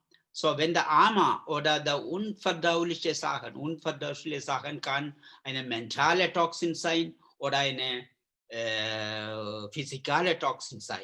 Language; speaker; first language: German; non-native, learner; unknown